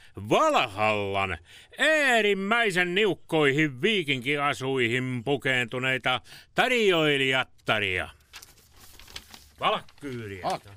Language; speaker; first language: Finnish; native; Finnish